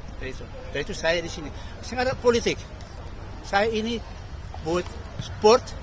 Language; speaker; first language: Indonesian; early bilingual, heritage; Indonesian